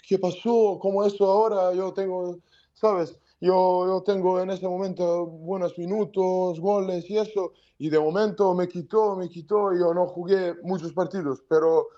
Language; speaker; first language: Spanish; non-native, learner; Serbian